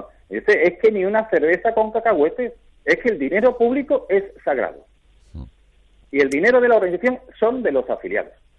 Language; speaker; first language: Spanish; native; Spanish